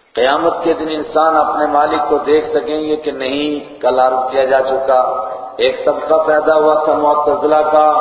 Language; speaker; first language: Urdu; non-native, local second language; Kashmiri